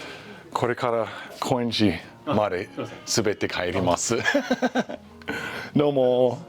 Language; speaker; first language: Japanese; non-native, fluent; English